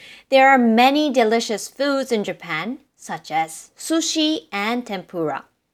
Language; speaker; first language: English; non-native, fluent; Japanese